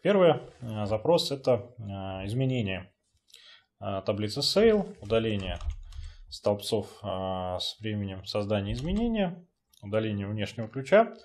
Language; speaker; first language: Russian; native; Russian